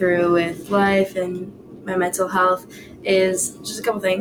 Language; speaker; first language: English; early bilingual, other home language; Hebrew